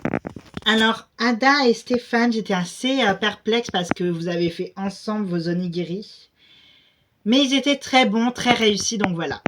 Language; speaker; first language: French; native; French